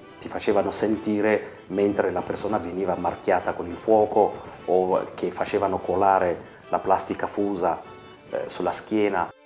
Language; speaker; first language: Italian; non-native, fluent; Tigrinya